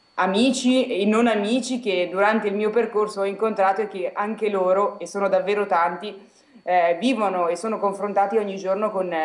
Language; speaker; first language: Italian; native; Italian